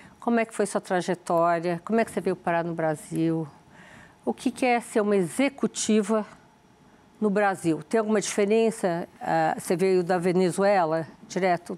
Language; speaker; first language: Portuguese; native; Portuguese